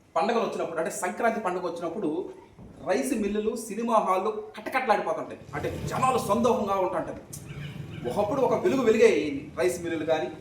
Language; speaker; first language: Telugu; native; Telugu